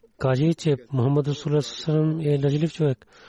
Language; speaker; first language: Bulgarian; non-native, learner; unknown